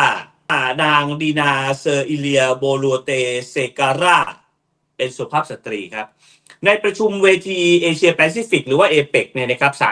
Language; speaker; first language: Thai; native; Thai